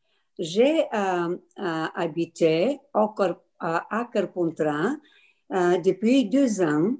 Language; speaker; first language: French; non-native, learner; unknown